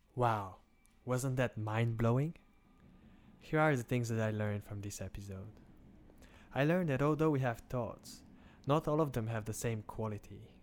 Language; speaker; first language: English; non-native, fluent; Bulgarian